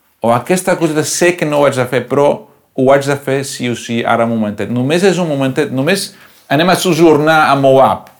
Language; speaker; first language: Catalan; non-native, local second language; Spanish